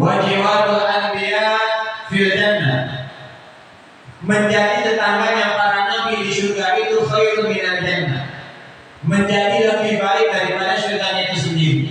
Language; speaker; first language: Indonesian; native; Indonesian